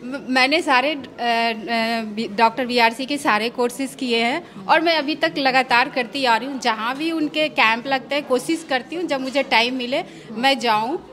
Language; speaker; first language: Hindi; native; Hindi